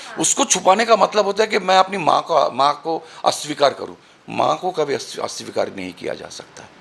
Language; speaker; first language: Hindi; non-native, local second language; Bangla